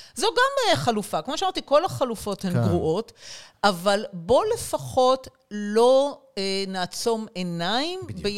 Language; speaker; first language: Hebrew; native; Hebrew